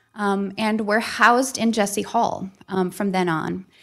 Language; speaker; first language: English; native; English